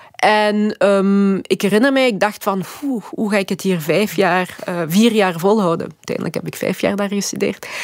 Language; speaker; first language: Dutch; early bilingual, other home language; Lingala